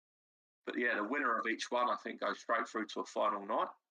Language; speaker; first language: English; native; English